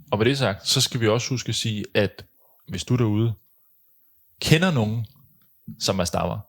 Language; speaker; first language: Danish; native; Danish